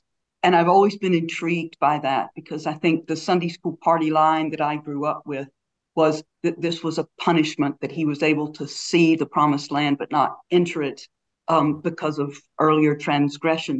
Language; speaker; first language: English; native; English